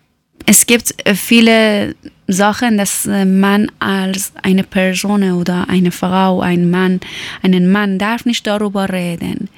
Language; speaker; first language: German; non-native, learner; Persian